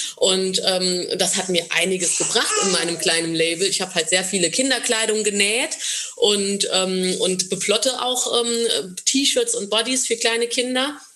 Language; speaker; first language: German; non-native, fluent; Portuguese